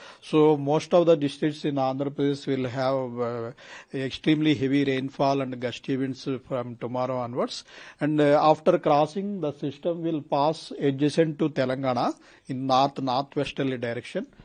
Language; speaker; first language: English; non-native, local second language; Telugu